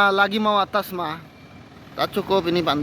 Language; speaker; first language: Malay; non-native, learner; Bangla